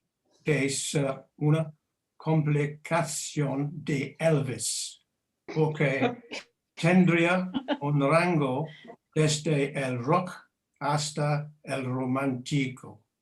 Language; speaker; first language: Spanish; non-native, learner; English